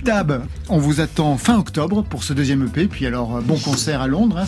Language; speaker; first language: French; native; French